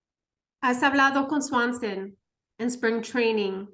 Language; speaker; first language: Spanish; early bilingual, heritage; Spanish